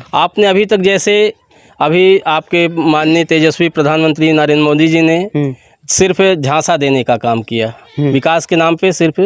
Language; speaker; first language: Hindi; native; Hindi